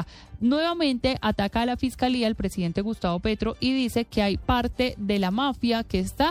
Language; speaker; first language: Spanish; native; Spanish